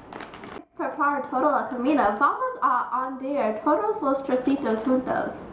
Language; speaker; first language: Spanish; non-native, learner; English